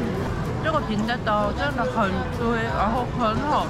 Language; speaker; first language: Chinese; non-native, fluent; Korean